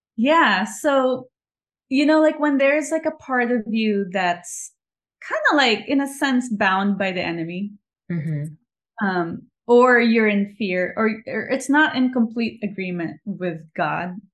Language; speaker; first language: English; non-native, local second language; Filipino